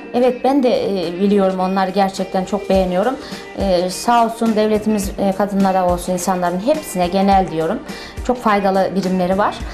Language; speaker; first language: Turkish; early bilingual, heritage; Turkish